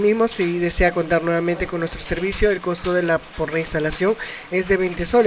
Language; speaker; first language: Spanish; native; Spanish